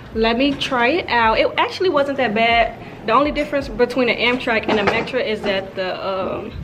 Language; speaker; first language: English; native; English